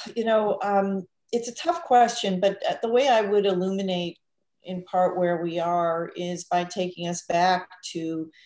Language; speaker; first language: English; native; English